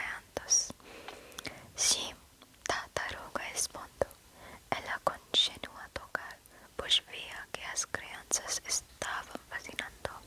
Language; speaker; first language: Portuguese; non-native, learner; English